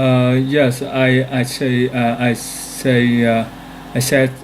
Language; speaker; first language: English; non-native, learner; Vietnamese